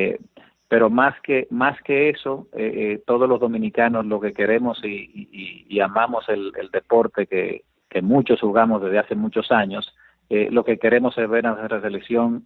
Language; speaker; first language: Spanish; native; Spanish